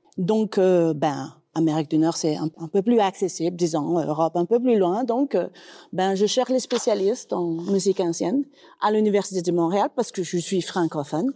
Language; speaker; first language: French; non-native, fluent; Spanish